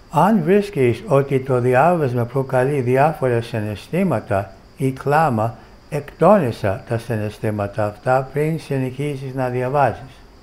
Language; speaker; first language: Greek; non-native, fluent; English